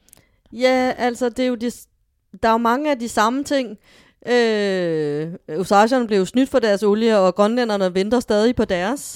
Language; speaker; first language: Danish; native; Danish